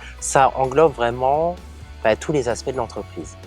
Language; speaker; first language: French; native; French